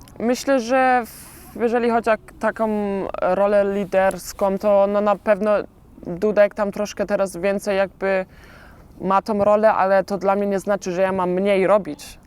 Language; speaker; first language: Polish; early bilingual, heritage; Polish